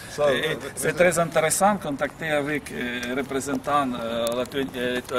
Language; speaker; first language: French; non-native, learner; Russian